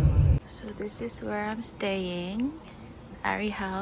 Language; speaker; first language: English; non-native, local second language; Filipino